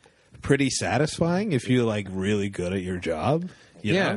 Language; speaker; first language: English; native; English